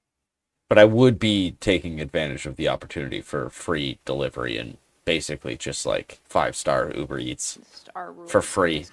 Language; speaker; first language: English; native; English